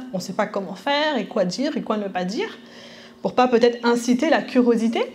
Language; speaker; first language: French; early bilingual, other home language; Spanish